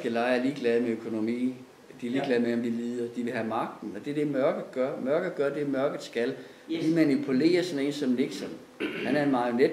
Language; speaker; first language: Danish; native; Danish